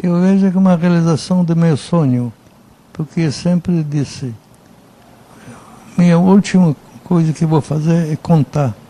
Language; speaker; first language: Portuguese; non-native, fluent; Polish